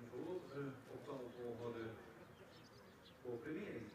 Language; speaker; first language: Dutch; native; Dutch